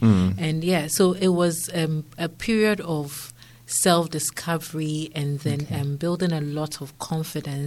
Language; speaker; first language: English; non-native, local second language; Akan